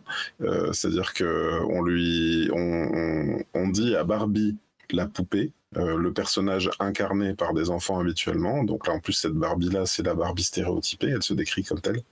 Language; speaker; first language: French; native; French